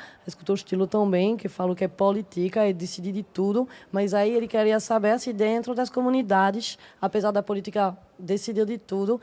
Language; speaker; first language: Portuguese; non-native, fluent; French